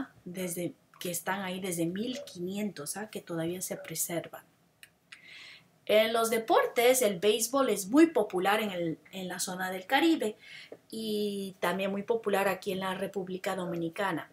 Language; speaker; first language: Spanish; non-native, fluent; English